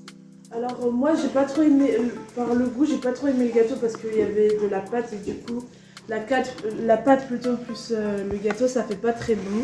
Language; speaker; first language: French; native; French